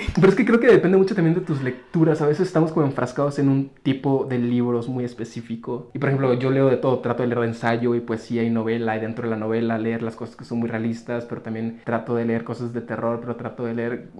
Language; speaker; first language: Spanish; native; Spanish